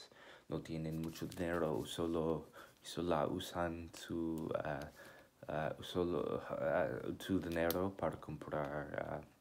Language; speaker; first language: Spanish; non-native, learner; English